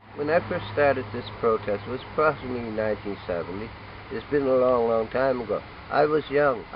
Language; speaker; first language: English; native; English